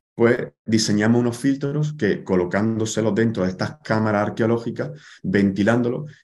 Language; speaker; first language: Spanish; native; Spanish